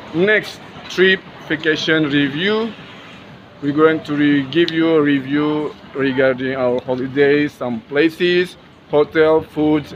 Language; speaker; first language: English; non-native, fluent; Indonesian